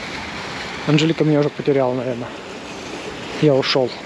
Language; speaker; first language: Russian; native; Russian